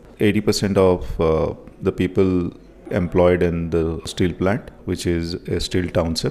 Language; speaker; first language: English; non-native, local second language; Odia